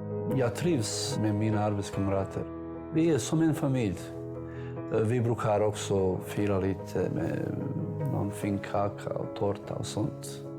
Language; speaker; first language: Swedish; non-native, fluent; Bosnian